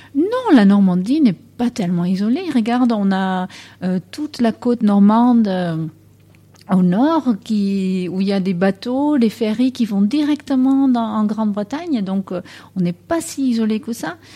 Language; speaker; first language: French; non-native, fluent; Dutch